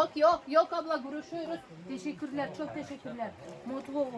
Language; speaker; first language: Turkish; non-native, learner; Russian